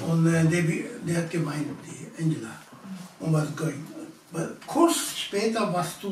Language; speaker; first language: German; non-native, learner; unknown